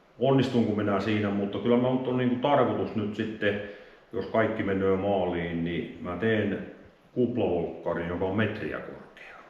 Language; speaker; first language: Finnish; native; Finnish